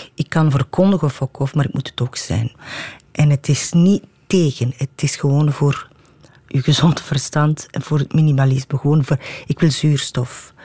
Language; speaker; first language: Dutch; native; Dutch